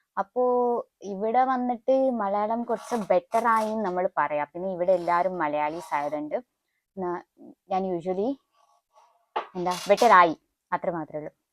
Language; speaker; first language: Malayalam; non-native, learner; Tulu